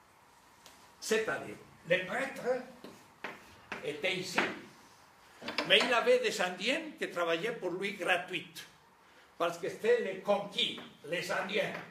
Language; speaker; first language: French; non-native, fluent; Spanish